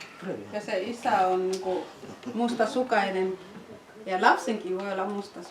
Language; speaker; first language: Finnish; non-native, fluent; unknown